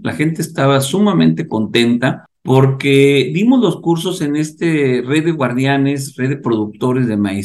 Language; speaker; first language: Spanish; native; Spanish